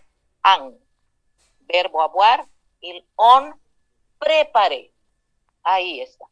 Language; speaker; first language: French; non-native, fluent; Spanish